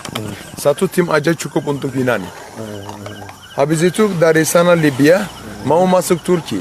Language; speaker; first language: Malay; non-native, learner; Turkish